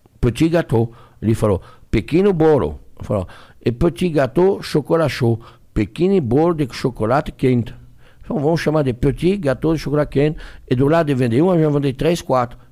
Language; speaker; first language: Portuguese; non-native, fluent; French